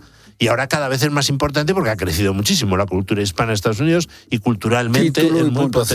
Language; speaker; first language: Spanish; native; Spanish